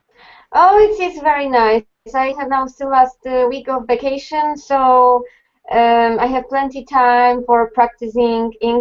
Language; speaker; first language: English; non-native, fluent; Polish